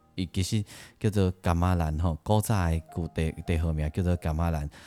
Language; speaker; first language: Chinese; native; Chinese